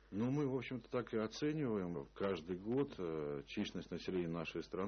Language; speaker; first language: Russian; native; Russian